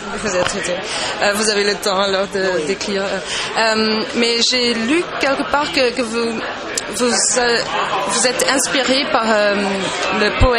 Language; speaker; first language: French; non-native, local second language; Dutch